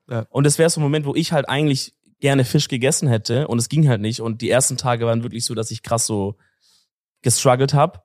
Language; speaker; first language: German; native; German